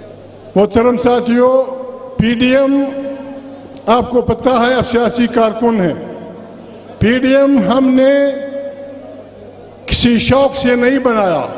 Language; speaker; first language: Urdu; non-native, local second language; Pashto